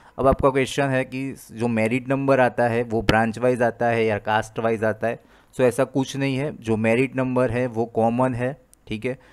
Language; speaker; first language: Hindi; non-native, local second language; Gujarati